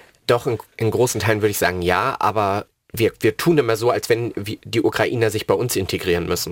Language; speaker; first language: German; native; German